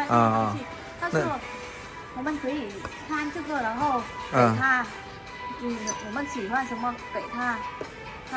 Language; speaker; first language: Chinese; non-native, learner; Vietnamese